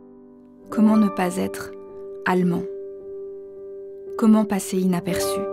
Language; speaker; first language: French; native; French